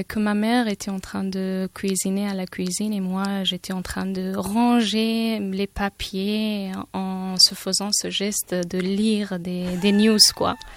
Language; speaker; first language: French; non-native, fluent; Persian